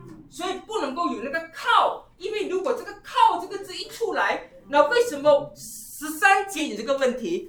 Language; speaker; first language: Chinese; native; Chinese